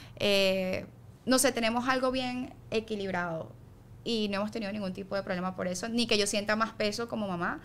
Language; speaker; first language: Spanish; native; Spanish